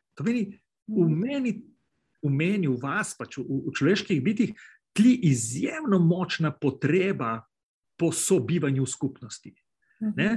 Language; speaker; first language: Slovenian; native; Slovenian